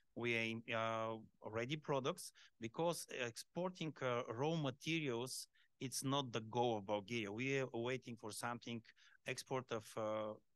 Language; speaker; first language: English; non-native, fluent; Bulgarian